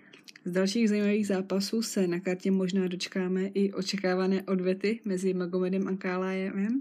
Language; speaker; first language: Czech; native; Czech